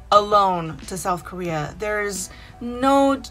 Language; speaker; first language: English; native; English